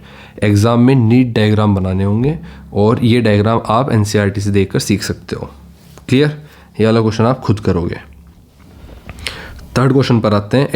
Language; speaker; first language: Hindi; native; Hindi